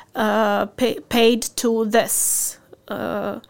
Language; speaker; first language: English; non-native, fluent; Ukrainian